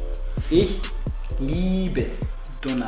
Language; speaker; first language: German; non-native, learner; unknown